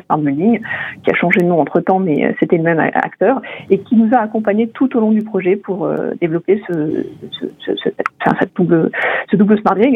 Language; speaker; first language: French; native; French